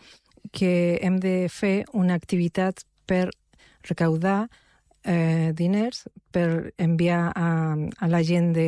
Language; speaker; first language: Catalan; non-native, fluent; Spanish